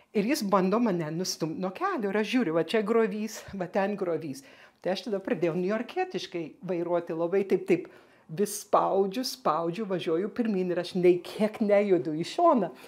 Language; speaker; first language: Lithuanian; early bilingual, heritage; Lithuanian